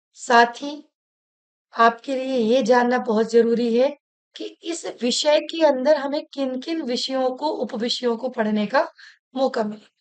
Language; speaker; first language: Hindi; native; Hindi